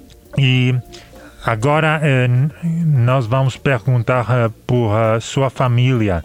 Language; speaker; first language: Portuguese; non-native, learner; Spanish